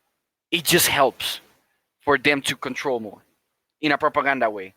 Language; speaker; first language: English; non-native, fluent; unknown